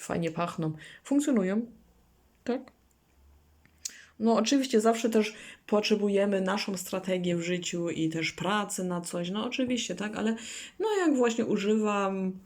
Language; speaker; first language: Polish; non-native, learner; German